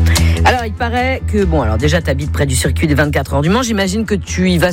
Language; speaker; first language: French; native; French